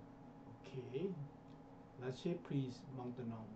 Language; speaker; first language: French; non-native, learner; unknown